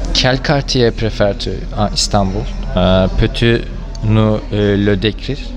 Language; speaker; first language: French; non-native, learner; Turkish